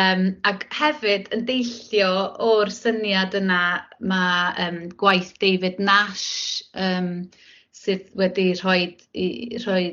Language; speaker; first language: Welsh; native; Welsh